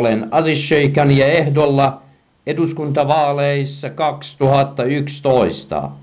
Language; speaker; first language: Finnish; non-native, fluent; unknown